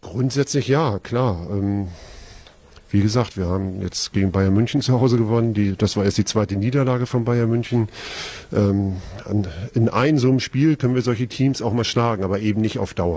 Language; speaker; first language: German; native; German